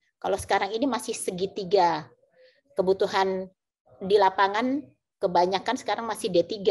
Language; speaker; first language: Indonesian; native; Indonesian